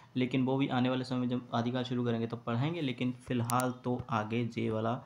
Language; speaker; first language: Hindi; native; Hindi